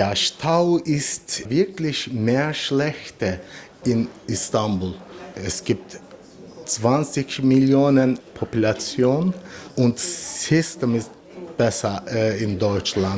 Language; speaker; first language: German; non-native, learner; Turkish